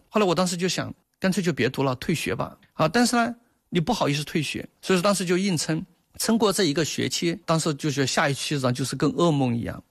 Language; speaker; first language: Chinese; native; Chinese